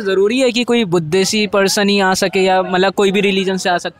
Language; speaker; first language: Hindi; native; Hindi